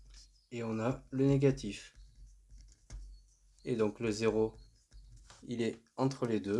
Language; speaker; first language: French; native; French